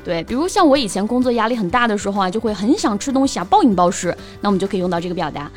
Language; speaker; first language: Chinese; native; Chinese